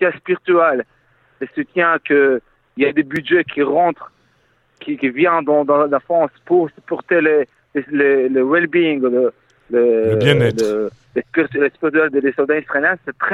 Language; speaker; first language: French; non-native, fluent; Hebrew